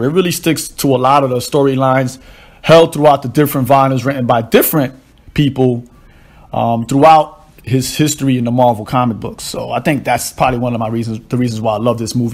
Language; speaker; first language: English; native; English